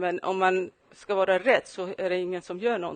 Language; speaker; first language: Swedish; non-native, fluent; Persian